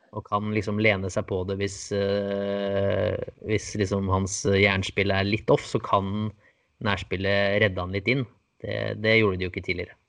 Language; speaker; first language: Norwegian; native; Norwegian